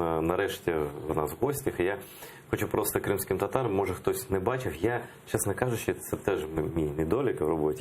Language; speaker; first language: Ukrainian; non-native, local second language; Russian